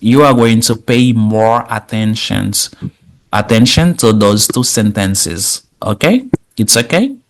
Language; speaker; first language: English; non-native, fluent; Haitian Creole